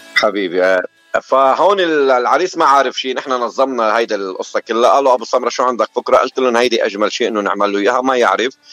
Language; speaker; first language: Arabic; native; Arabic